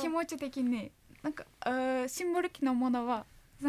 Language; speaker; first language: Japanese; non-native, fluent; Turkish